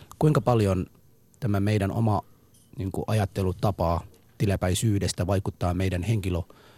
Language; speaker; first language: Finnish; non-native, fluent; Somali